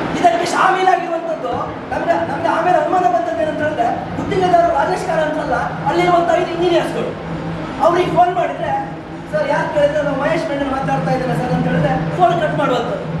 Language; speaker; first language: Kannada; native; Kannada